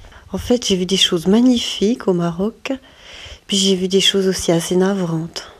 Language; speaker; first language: French; native; French